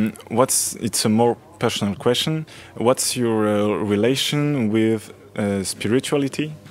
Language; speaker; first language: English; non-native, fluent; French